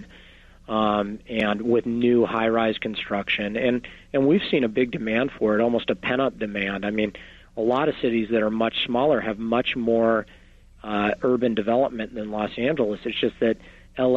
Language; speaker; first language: English; native; English